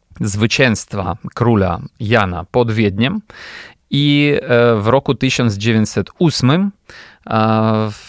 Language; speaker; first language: Polish; non-native, fluent; Ukrainian